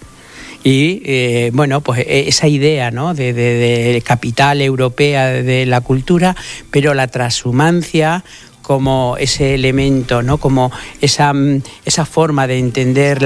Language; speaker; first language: Spanish; native; Spanish